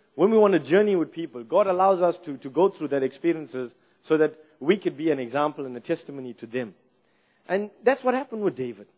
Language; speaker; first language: English; native; English